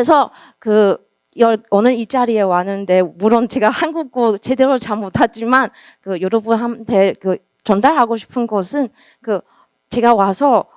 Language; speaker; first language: Korean; non-native, learner; Chinese